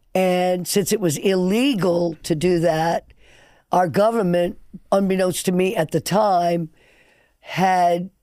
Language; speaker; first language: English; native; English